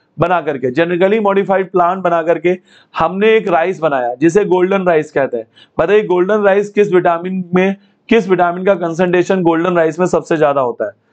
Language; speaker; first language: Hindi; native; Hindi